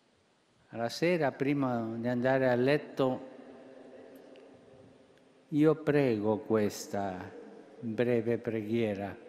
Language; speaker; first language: Italian; non-native, fluent; Spanish